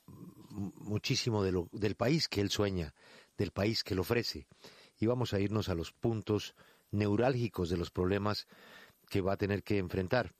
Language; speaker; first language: Spanish; native; Spanish